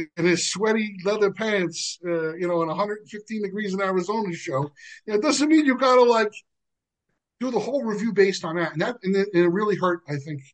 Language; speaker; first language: English; native; English